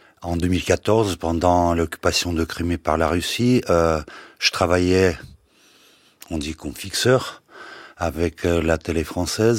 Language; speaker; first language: French; non-native, fluent; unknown